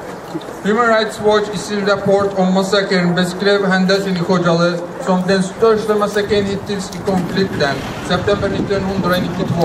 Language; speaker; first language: Swedish; non-native, fluent; Azerbaijani